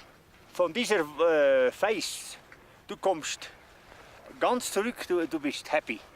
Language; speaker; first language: German; non-native, learner; French